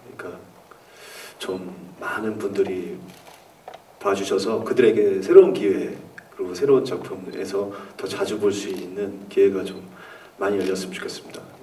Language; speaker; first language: Korean; native; Korean